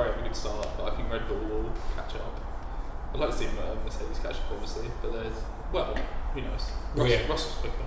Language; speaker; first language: English; native; English